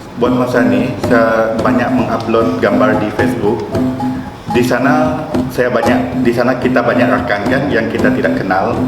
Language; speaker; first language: Malay; non-native, local second language; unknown